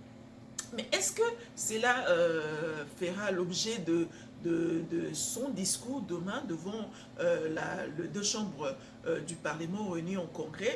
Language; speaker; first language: French; non-native, local second language; Lingala